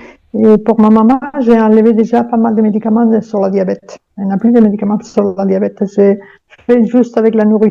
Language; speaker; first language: French; non-native, fluent; Spanish